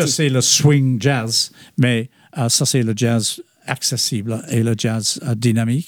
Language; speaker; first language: French; non-native, fluent; English